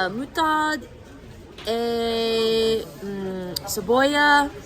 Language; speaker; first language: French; non-native, learner; English